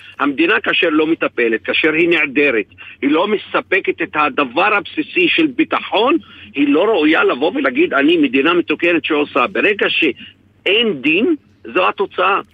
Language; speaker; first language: Hebrew; non-native, local second language; Arabic